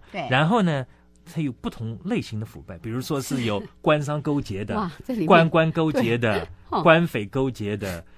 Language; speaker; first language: Chinese; native; Chinese